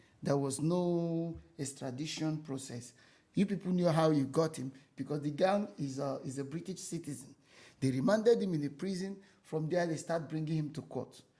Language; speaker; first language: English; non-native, local second language; Igbo